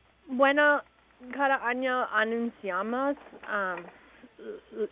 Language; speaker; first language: Spanish; non-native, learner; English